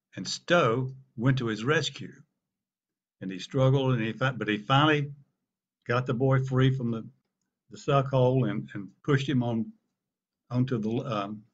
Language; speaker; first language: English; native; English